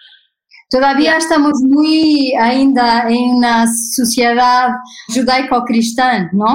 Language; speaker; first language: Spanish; non-native, fluent; Portuguese